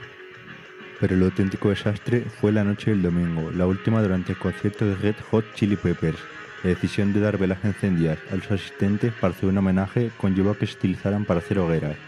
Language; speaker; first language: Spanish; native; Spanish